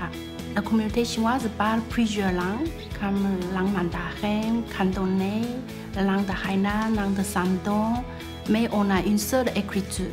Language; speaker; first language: French; non-native, fluent; Chinese